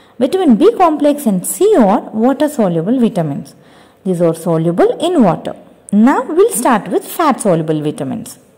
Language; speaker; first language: English; non-native, local second language; Telugu